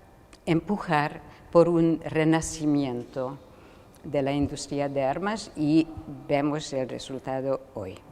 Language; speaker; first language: Spanish; non-native, fluent; Hungarian